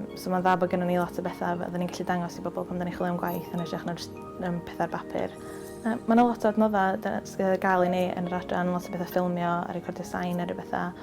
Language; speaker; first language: Welsh; native; Welsh